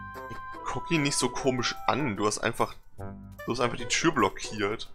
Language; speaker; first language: German; native; German